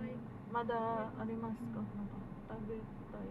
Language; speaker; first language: Japanese; non-native, learner; Filipino